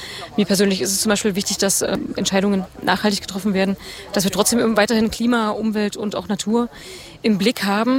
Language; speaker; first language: German; native; German